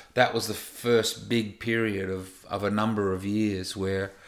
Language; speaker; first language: English; native; English